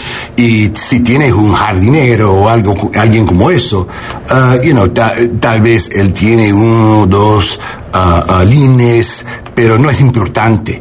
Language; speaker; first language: Spanish; non-native, learner; English